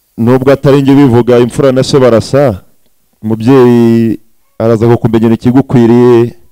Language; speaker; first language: Kinyarwanda; native; Kinyarwanda